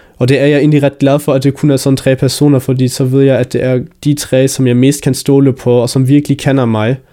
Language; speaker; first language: Danish; early bilingual, heritage; Danish